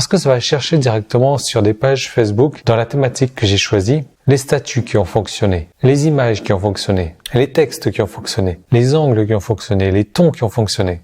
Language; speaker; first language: French; native; French